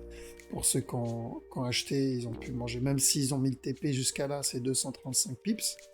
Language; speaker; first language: French; native; French